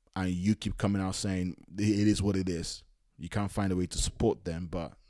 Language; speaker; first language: English; native; English